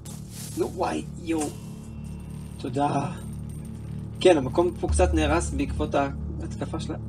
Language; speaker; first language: Hebrew; native; Hebrew